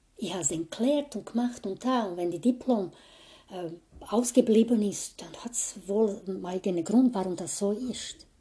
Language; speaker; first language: German; non-native, fluent; Croatian